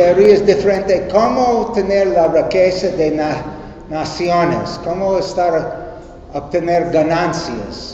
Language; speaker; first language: Spanish; non-native, learner; English